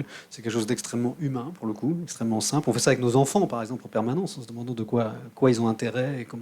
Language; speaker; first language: French; native; French